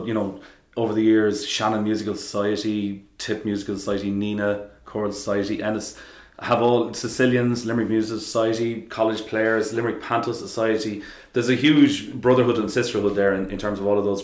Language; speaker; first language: English; native; English